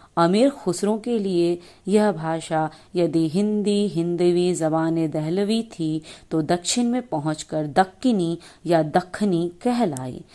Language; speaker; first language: Hindi; native; Hindi